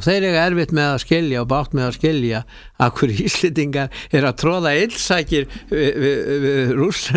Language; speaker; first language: Icelandic; native; Icelandic